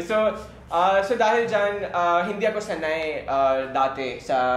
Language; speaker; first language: Filipino; non-native, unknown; Hindi